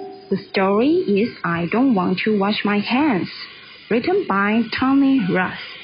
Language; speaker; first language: English; non-native, fluent; Chinese